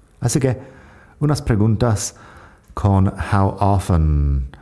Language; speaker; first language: Spanish; non-native, fluent; English